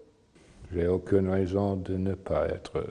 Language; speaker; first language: French; non-native, fluent; English